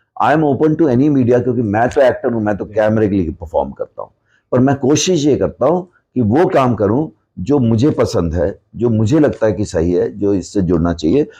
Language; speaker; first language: Hindi; non-native, local second language; Punjabi